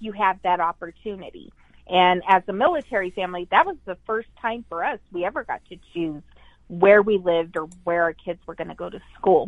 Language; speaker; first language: English; native; English